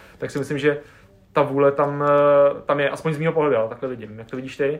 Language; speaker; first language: Czech; native; Czech